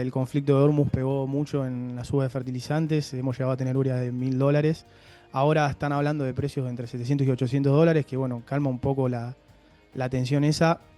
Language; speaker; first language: Spanish; native; Spanish